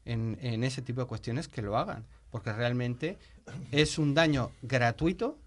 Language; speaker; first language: Spanish; native; Spanish